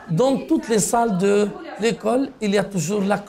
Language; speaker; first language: French; non-native, fluent; Arabic